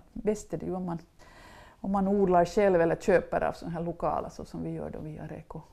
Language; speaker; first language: Swedish; native; Swedish